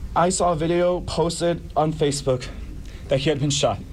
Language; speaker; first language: English; early bilingual, other home language; Spanish